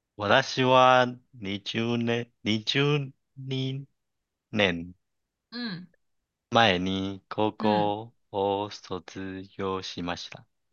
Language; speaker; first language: Japanese; non-native, learner; Chinese